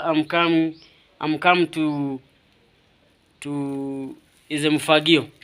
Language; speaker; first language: English; non-native, learner; Swahili